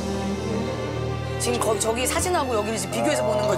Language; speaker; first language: Korean; native; Korean